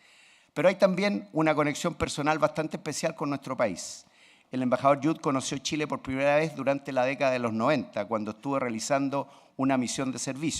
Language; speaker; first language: Spanish; native; Spanish